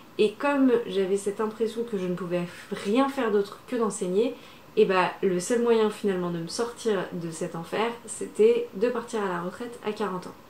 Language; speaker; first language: French; native; French